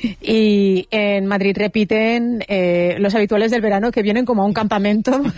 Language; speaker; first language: Spanish; native; Spanish